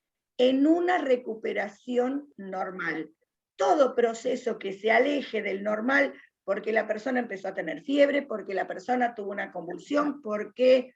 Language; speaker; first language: Spanish; native; Spanish